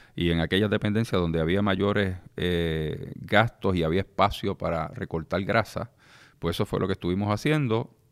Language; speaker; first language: Spanish; native; Spanish